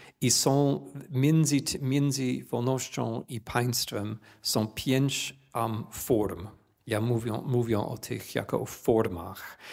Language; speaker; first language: Polish; non-native, fluent; English